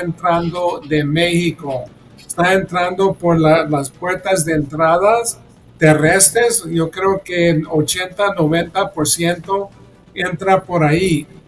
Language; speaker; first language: Spanish; early bilingual, heritage; Spanish